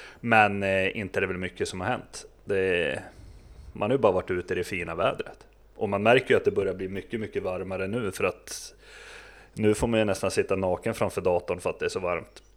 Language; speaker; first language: Swedish; native; Swedish